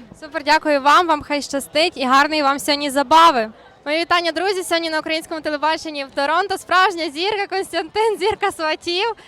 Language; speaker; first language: Ukrainian; native; Ukrainian